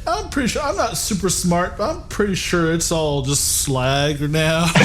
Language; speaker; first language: English; native; English